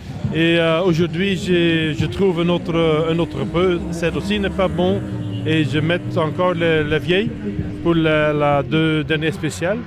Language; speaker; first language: French; non-native, learner; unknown